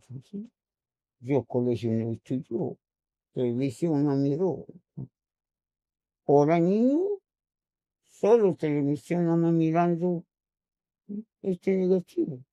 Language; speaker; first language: Spanish; non-native, local second language; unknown